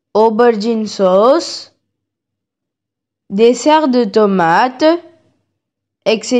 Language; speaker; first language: French; non-native, learner; Tamil